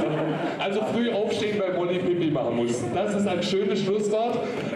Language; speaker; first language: German; native; German